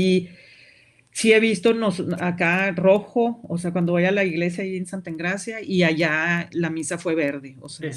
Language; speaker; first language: Spanish; native; Spanish